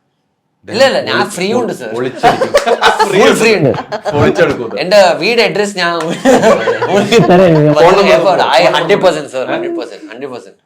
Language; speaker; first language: Malayalam; non-native, learner; Tamil